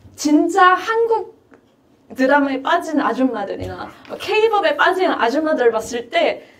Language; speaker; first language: Korean; non-native, fluent; Japanese